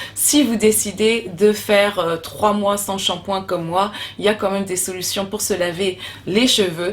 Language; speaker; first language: French; native; French